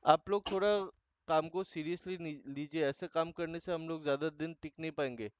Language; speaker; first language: Hindi; non-native, local second language; Bangla